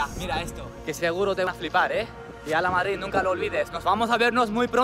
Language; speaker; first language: Spanish; non-native, fluent; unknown